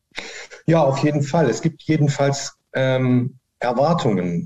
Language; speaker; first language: German; native; German